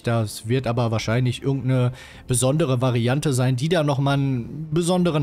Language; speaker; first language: German; native; German